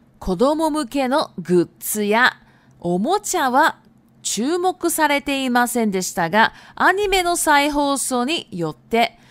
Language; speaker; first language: Japanese; non-native, fluent; Chinese